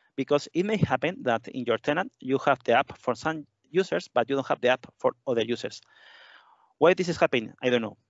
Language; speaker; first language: English; non-native, fluent; Spanish